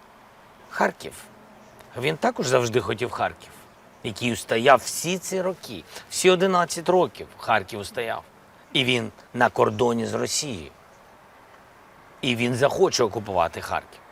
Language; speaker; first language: Ukrainian; non-native, local second language; Russian